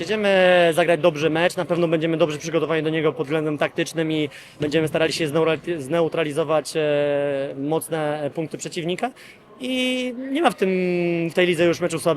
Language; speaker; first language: Polish; native; Polish